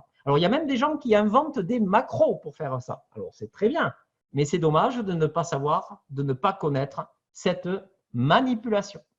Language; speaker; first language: French; native; French